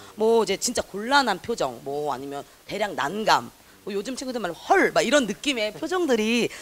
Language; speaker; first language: Korean; native; Korean